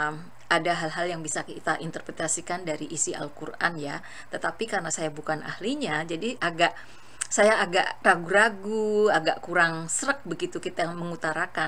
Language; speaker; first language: Indonesian; native; Indonesian